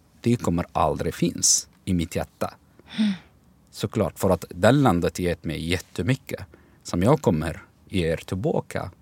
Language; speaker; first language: Swedish; non-native, fluent; Arabic